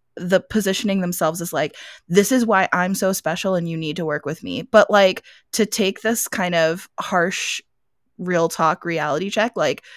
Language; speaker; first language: English; native; English